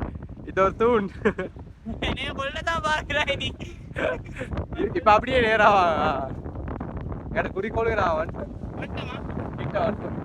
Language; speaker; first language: Tamil; native; Tamil